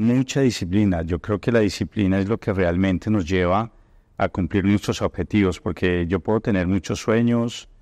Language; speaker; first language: Spanish; native; Spanish